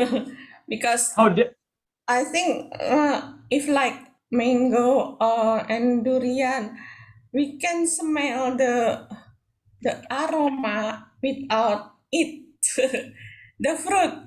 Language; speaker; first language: English; non-native, learner; Indonesian